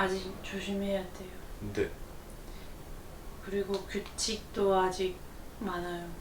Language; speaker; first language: Korean; non-native, learner; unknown